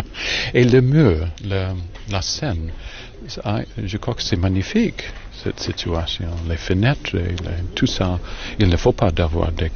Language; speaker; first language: French; non-native, fluent; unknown